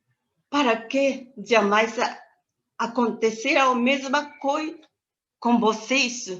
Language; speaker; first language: Portuguese; non-native, learner; Japanese